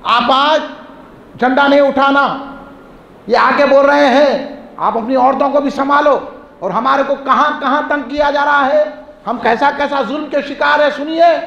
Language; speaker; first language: Urdu; native; Urdu